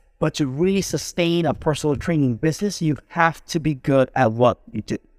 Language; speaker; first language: English; early bilingual, other home language; Spanish